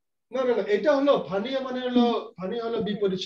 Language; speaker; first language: Korean; non-native, learner; Bangla